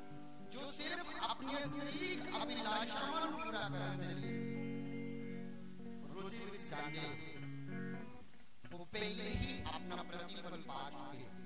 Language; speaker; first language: Hindi; non-native, local second language; Punjabi